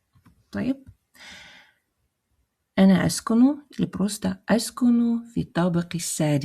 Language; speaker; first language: Arabic; non-native, fluent; Russian